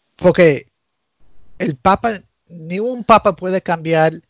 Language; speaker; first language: Spanish; early bilingual, heritage; Spanish